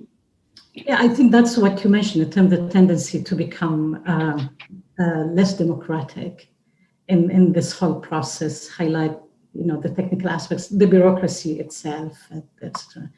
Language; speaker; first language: English; non-native, fluent; Arabic